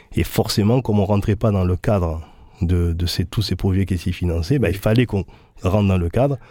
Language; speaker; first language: French; native; French